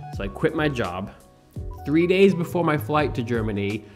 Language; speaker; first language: English; native; English